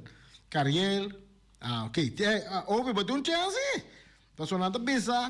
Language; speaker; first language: Dutch; non-native, local second language; Papiamento